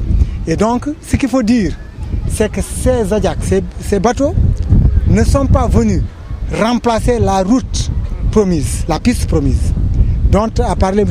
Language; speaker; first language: French; non-native, local second language; Wolof